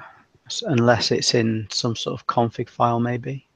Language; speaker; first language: English; native; English